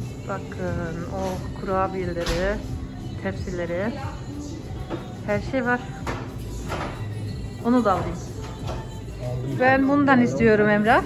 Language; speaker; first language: Turkish; non-native, learner; German